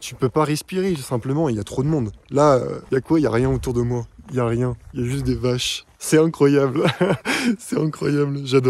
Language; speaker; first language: French; native; French